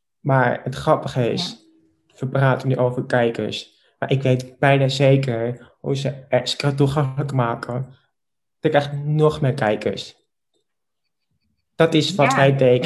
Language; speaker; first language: Dutch; non-native, local second language; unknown